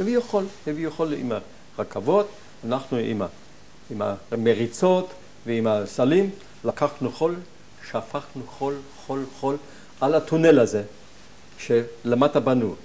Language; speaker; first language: Hebrew; non-native, fluent; German